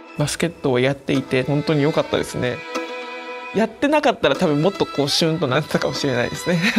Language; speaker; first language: Japanese; early bilingual, other home language; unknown